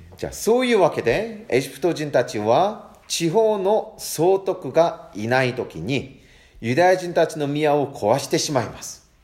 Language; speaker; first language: Japanese; non-native, fluent; Korean